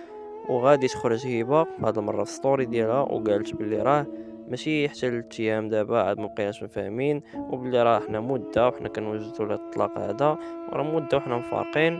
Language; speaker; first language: Arabic; native; Arabic